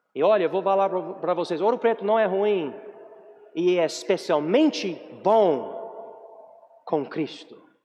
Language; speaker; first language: Portuguese; non-native, fluent; English